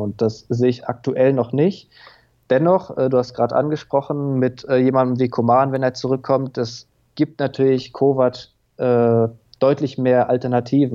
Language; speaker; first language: German; native; German